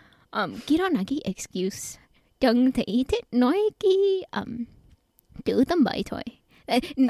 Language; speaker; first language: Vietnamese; early bilingual, heritage; Vietnamese